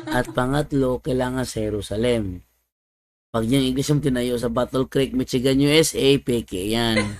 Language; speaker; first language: Filipino; non-native, local second language; Cebuano